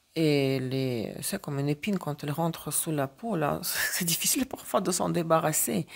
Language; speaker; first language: French; non-native, fluent; Russian